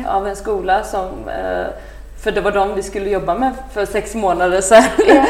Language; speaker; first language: Swedish; early bilingual, other home language; Persian